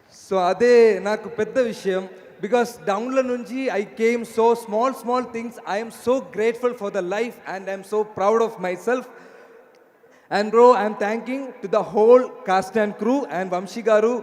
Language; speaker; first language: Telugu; non-native, learner; Malayalam